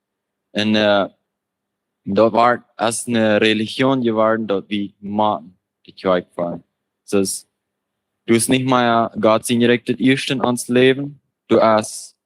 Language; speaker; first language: German; non-native, local second language; Plautdietsch